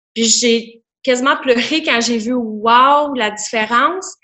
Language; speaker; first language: French; native; French